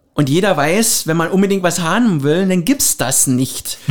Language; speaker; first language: German; native; German